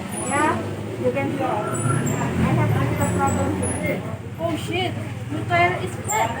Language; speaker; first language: English; non-native, learner; Indonesian